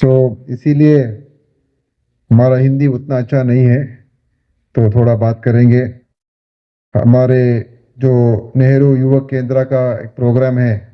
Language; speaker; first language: Hindi; non-native, local second language; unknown